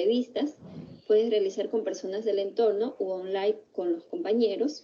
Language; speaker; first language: Spanish; native; Spanish